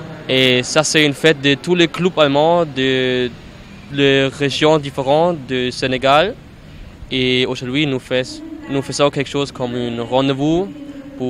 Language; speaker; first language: French; non-native, learner; German